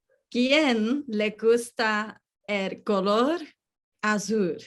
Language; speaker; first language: Spanish; non-native, learner; English